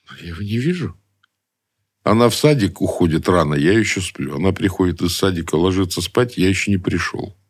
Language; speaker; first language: Russian; native; Russian